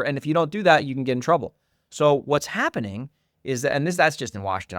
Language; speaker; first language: English; native; English